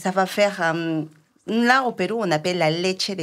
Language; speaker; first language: French; non-native, fluent; Spanish